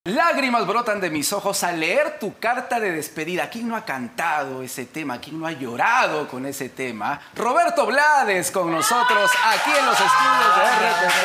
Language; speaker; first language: Spanish; native; Spanish